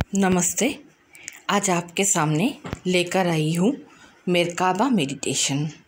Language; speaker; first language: Hindi; non-native, local second language; Bangla